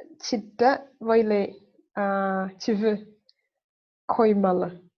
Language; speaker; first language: Turkish; non-native, fluent; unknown